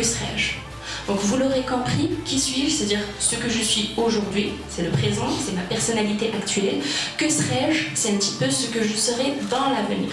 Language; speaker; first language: French; non-native, local second language; Arabic